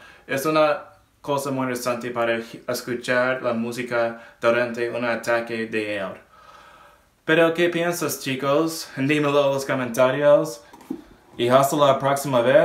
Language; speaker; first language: Spanish; non-native, learner; English